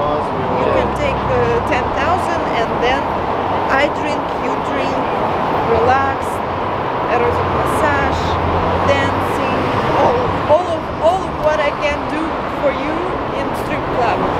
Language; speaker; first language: English; non-native, learner; Russian